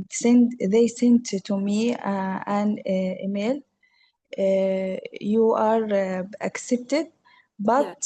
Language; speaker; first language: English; non-native, learner; Arabic